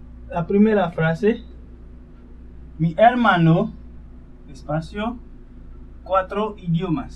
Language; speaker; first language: Spanish; non-native, fluent; Haitian Creole